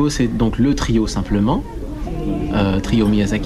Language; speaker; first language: French; native; French